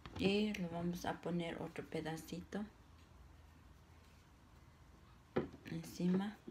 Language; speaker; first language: Spanish; non-native, local second language; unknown